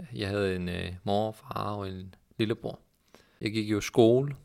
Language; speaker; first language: Danish; early bilingual, other home language; Persian